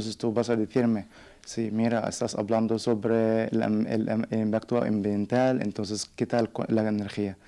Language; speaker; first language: Spanish; non-native, learner; Arabic